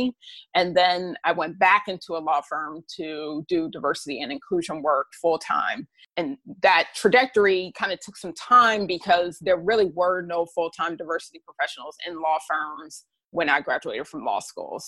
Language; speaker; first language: English; native; English